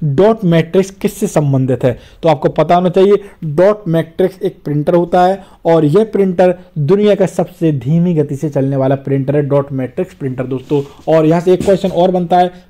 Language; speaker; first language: Hindi; native; Hindi